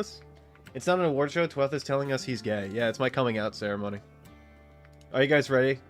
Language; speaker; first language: English; native; English